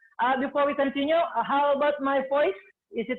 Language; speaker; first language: English; non-native, fluent; Indonesian